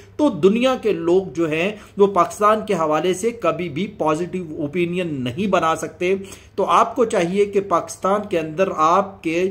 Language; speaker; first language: Urdu; native; Urdu